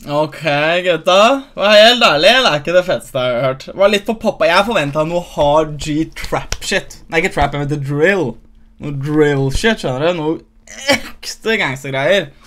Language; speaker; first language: Norwegian; early bilingual, other home language; Albanian